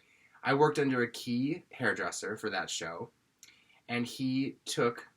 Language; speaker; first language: English; native; English